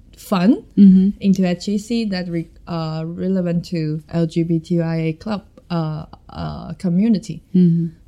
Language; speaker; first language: English; non-native, fluent; Chinese